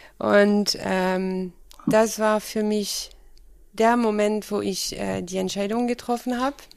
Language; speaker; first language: German; non-native, fluent; French